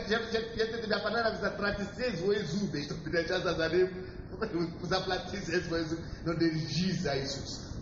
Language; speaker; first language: Russian; non-native, fluent; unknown